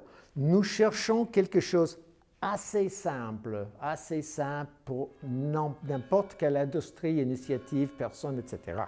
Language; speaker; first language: French; non-native, learner; English